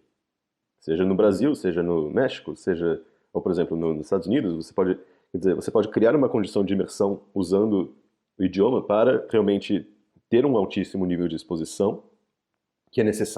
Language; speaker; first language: Portuguese; native; Portuguese